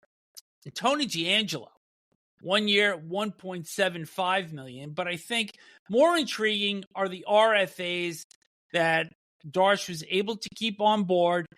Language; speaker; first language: English; native; English